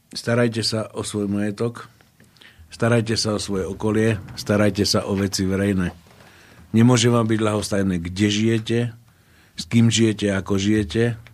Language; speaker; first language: Slovak; native; Slovak